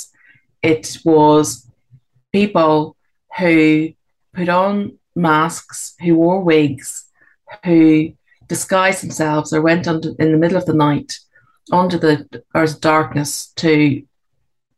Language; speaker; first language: English; native; English